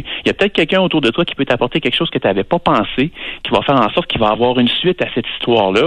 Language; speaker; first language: French; native; French